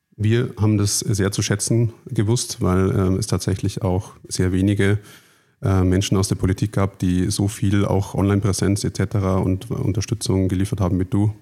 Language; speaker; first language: German; native; German